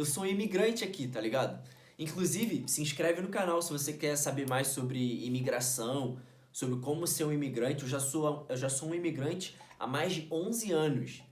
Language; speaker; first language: Portuguese; native; Portuguese